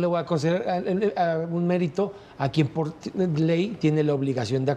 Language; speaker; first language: Spanish; native; Spanish